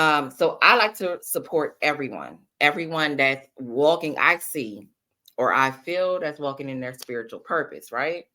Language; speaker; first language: English; native; English